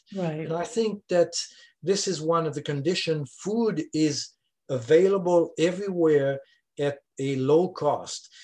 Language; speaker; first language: English; non-native, fluent; French